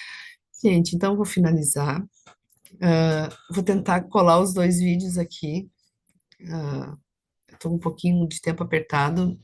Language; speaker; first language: Portuguese; native; Portuguese